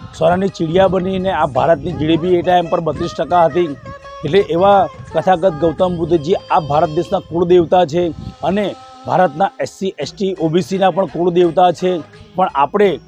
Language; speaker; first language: Gujarati; native; Gujarati